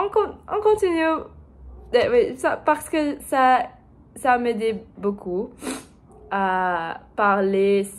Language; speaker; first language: French; non-native, learner; Portuguese